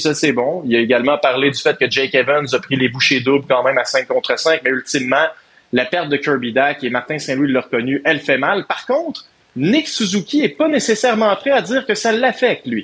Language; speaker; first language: French; native; French